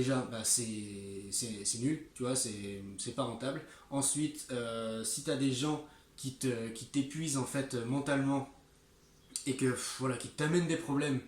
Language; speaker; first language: French; native; French